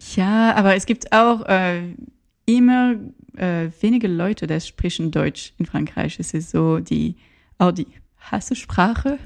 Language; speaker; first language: German; non-native, learner; French